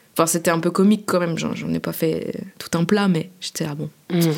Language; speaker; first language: French; native; French